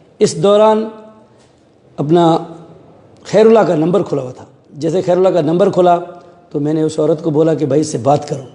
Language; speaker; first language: Urdu; non-native, local second language; Sindhi